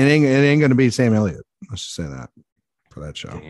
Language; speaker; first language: English; native; English